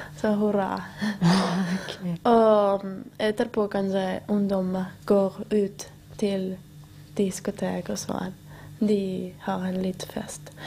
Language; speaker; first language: Norwegian; non-native, learner; Spanish